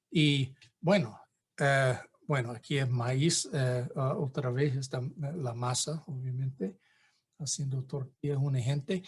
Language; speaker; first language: Spanish; non-native, fluent; English